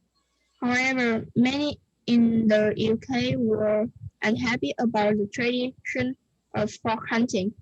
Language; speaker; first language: English; non-native, learner; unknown